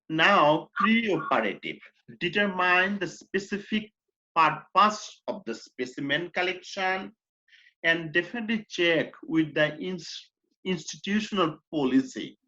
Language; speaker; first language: English; non-native, fluent; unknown